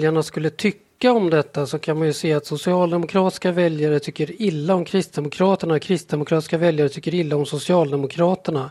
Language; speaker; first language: Swedish; native; Swedish